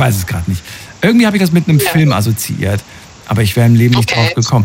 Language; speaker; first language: German; native; German